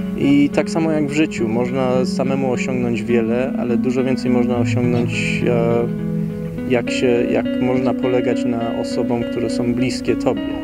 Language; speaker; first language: Polish; early bilingual, heritage; Polish